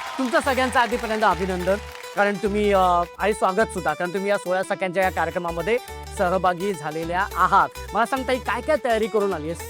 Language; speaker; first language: Marathi; native; Marathi